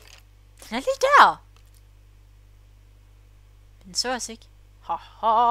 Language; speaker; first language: Danish; native; Danish